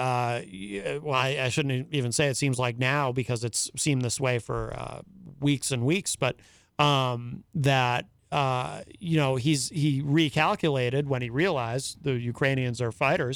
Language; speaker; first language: English; native; English